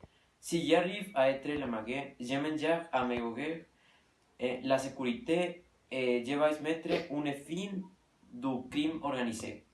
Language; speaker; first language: French; non-native, learner; Spanish